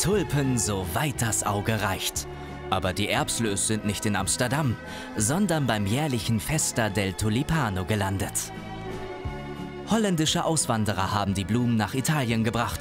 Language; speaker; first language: German; native; German